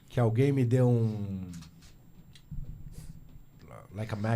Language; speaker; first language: Portuguese; native; Portuguese